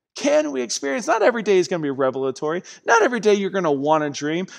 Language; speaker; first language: English; native; English